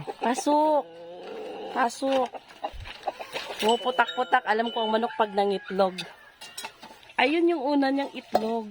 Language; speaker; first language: Filipino; native; Filipino